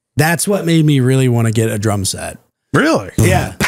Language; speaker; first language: English; native; English